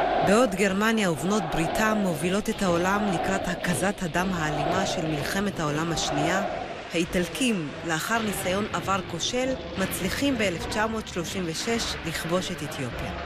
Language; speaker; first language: Hebrew; native; Hebrew